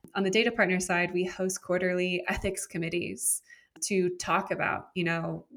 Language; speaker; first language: English; native; English